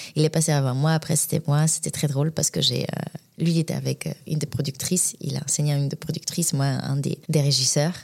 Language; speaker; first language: French; non-native, fluent; Bulgarian